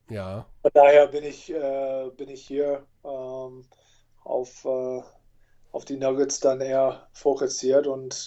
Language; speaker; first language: German; non-native, fluent; English